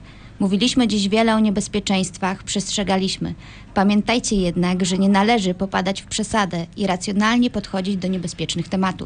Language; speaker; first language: Polish; native; Polish